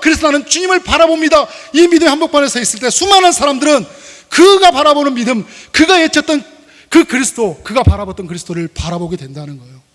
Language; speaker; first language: Korean; native; Korean